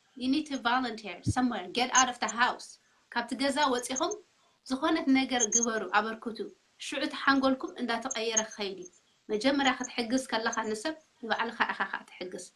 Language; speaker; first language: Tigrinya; early bilingual, heritage; Tigrinya